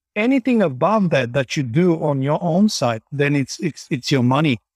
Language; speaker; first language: English; non-native, fluent; Bulgarian